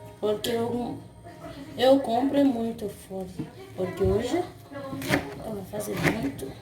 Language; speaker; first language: Portuguese; non-native, learner; Haitian Creole